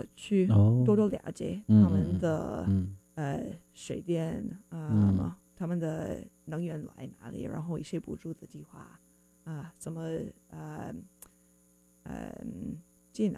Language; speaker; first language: Chinese; non-native, fluent; English